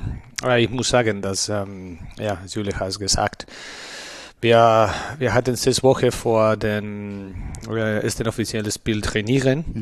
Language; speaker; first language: German; non-native, learner; Spanish